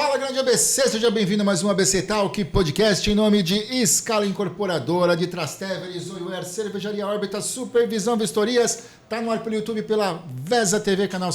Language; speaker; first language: Portuguese; native; Portuguese